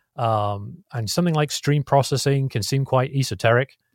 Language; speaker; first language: English; native; English